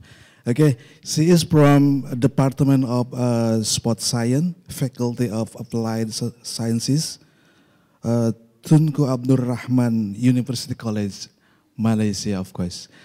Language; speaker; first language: English; non-native, local second language; Indonesian